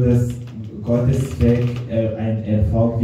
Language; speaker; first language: German; non-native, learner; French